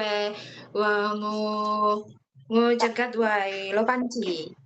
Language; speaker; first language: Cantonese; non-native, learner; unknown